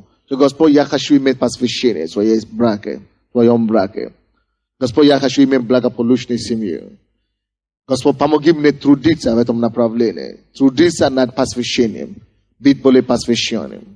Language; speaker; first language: Russian; non-native, fluent; Yoruba